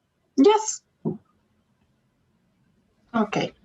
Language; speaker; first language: English; non-native, learner; Spanish